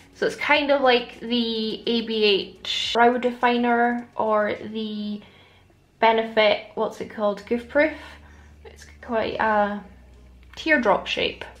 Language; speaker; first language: English; native; English